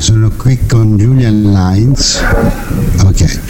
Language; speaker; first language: Italian; native; Italian